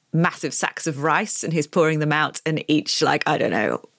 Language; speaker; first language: English; native; English